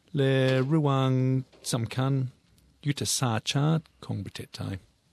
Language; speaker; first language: Thai; non-native, learner; English